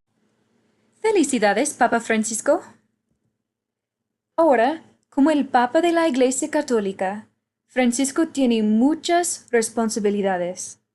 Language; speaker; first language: Spanish; non-native, learner; English